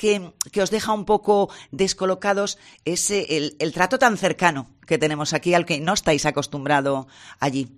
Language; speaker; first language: Spanish; native; Spanish